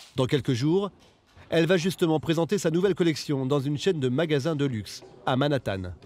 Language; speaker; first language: French; native; French